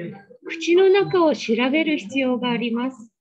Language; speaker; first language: Japanese; native; Japanese